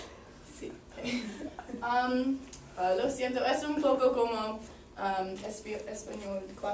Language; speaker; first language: Spanish; non-native, learner; English